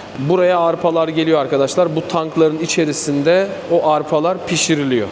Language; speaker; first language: Turkish; native; Turkish